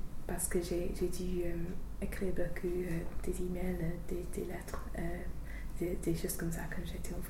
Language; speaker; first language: French; non-native, fluent; English